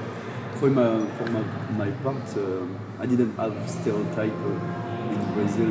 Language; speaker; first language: English; non-native, learner; French